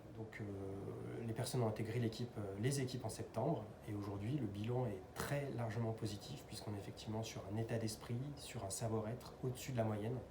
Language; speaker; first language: French; native; French